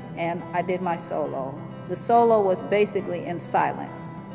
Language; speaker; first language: English; native; English